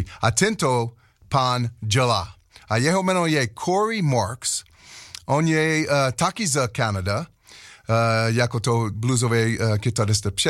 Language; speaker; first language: Czech; non-native, learner; English